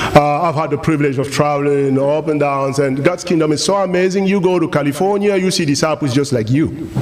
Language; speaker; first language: English; non-native, local second language; French